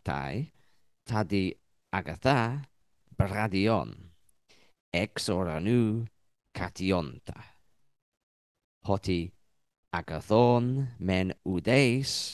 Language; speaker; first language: Greek; non-native, learner; English